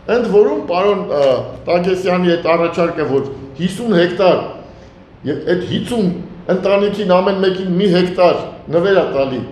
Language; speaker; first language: Armenian; native; Armenian